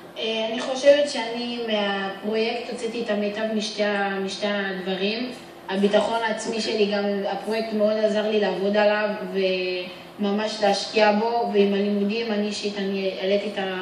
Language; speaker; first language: Hebrew; early bilingual, other home language; Amharic